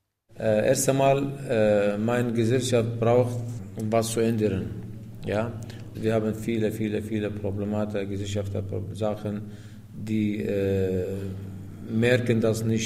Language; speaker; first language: German; non-native, learner; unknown